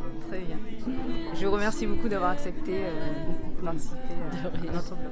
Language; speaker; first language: French; native; French